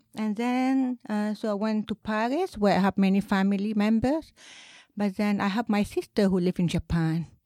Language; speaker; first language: English; non-native, fluent; Arabic